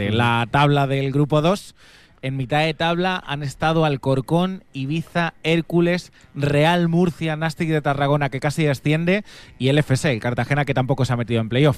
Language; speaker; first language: Spanish; native; Spanish